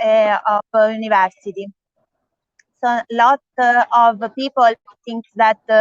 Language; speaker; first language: English; non-native, learner; Italian